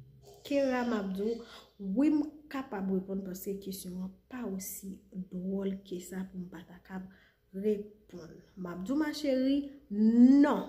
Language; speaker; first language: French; non-native, learner; Haitian Creole